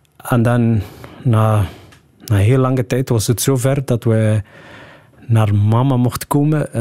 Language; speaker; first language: Dutch; early bilingual, other home language; Somali